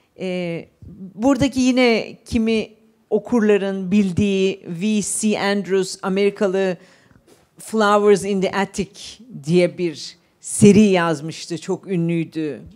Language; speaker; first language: Turkish; native; Turkish